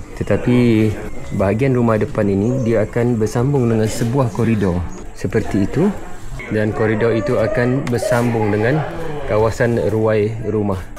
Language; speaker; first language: Malay; native; Malay